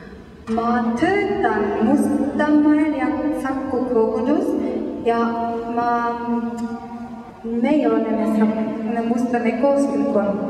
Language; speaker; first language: Estonian; non-native, learner; Norwegian